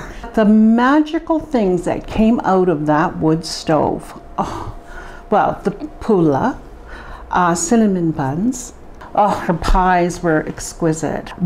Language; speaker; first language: English; native; English